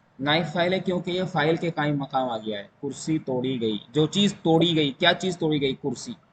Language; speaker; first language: Urdu; native; Urdu